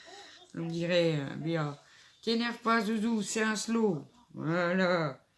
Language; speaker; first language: French; native; French